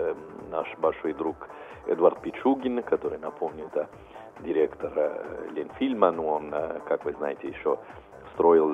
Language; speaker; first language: Russian; non-native, fluent; Italian